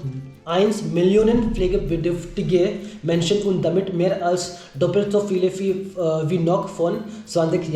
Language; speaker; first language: German; non-native, learner; Hindi